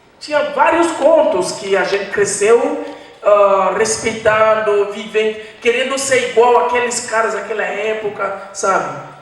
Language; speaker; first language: Portuguese; non-native, fluent; French